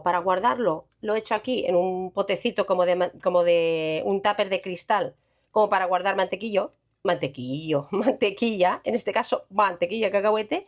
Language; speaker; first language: Spanish; native; Spanish